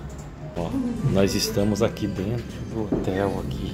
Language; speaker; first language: Portuguese; native; Portuguese